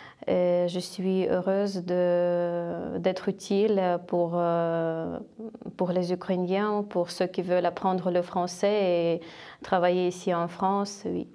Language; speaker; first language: French; non-native, fluent; Ukrainian